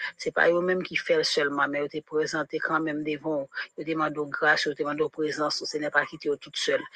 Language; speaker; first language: French; non-native, local second language; Haitian Creole